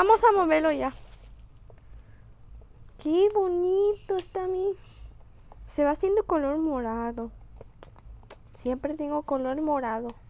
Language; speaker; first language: Spanish; native; Spanish